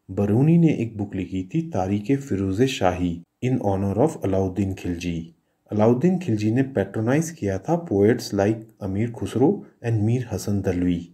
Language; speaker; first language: Hindi; native; Hindi